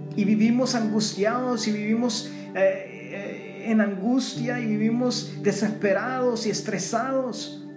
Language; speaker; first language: Spanish; early bilingual, heritage; Spanish